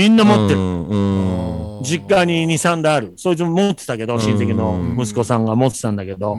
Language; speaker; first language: Japanese; native; Japanese